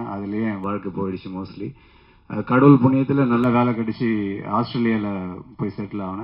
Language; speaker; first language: Tamil; native; Tamil